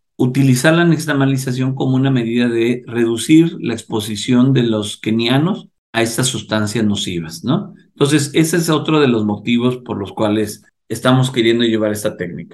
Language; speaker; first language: Spanish; native; Spanish